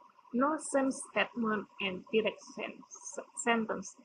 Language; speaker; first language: English; non-native, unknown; Indonesian